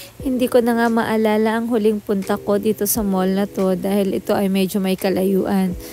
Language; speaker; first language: Filipino; native; Filipino